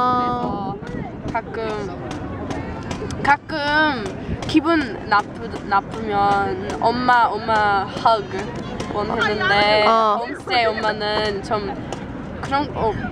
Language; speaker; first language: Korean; non-native, learner; English